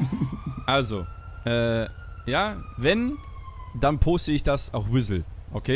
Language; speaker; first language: German; native; German